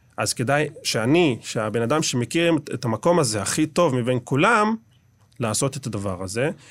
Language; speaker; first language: Hebrew; non-native, local second language; Arabic